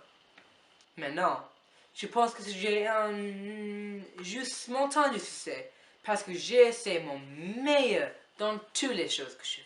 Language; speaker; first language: French; non-native, learner; English